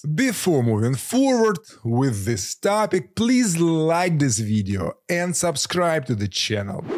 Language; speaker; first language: English; non-native, fluent; Ukrainian